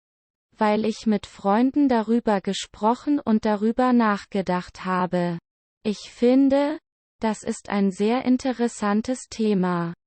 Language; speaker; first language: German; non-native, learner; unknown